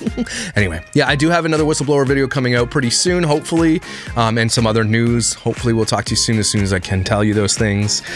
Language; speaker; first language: English; native; English